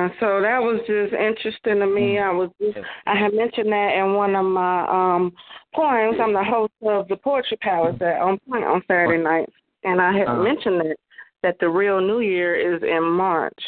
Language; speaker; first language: English; native; English